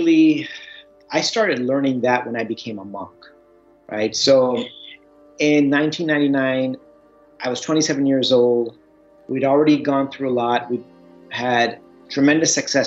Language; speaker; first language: English; early bilingual, other home language; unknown